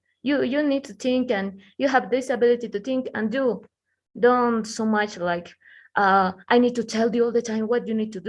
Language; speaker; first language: English; non-native, learner; Spanish